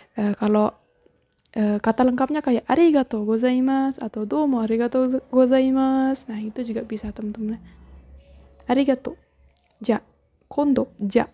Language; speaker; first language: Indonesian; native; Indonesian